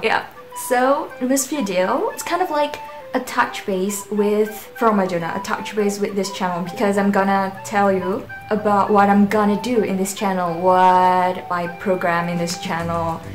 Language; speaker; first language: English; non-native, fluent; Indonesian